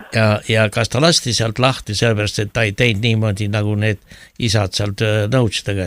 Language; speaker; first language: Estonian; native; Estonian